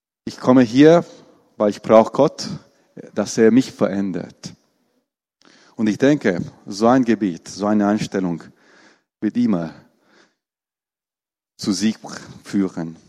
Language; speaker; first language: German; non-native, fluent; Romanian